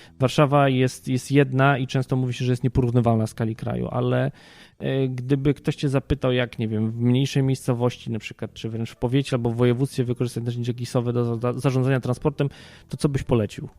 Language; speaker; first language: Polish; native; Polish